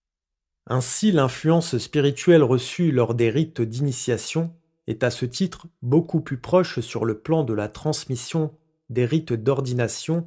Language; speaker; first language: French; native; French